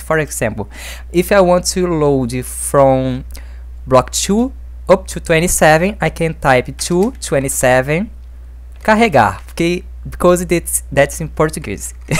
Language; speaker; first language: English; non-native, fluent; Portuguese